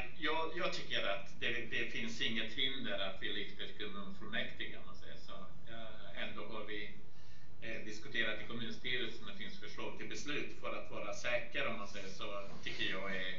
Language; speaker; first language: Swedish; non-native, fluent; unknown